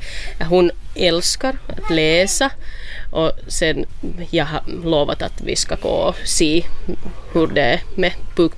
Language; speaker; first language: Swedish; non-native, local second language; Finnish